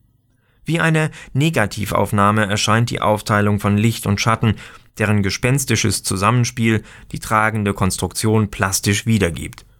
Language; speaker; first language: German; native; German